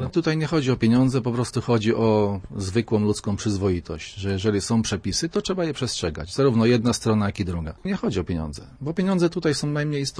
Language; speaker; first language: Polish; native; Polish